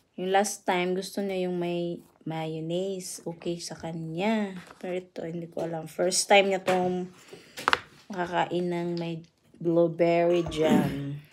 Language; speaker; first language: Filipino; native; Filipino